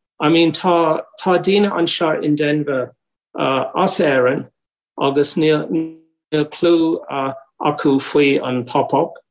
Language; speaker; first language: Irish; non-native, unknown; English